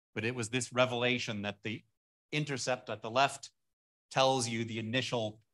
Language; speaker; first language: English; native; English